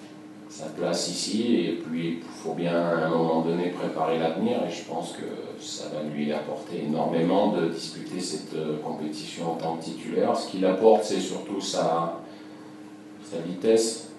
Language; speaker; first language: French; native; French